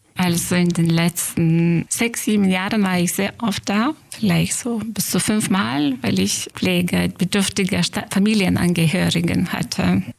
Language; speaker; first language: German; non-native, fluent; Lithuanian